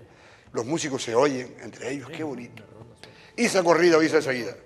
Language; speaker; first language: Spanish; native; Spanish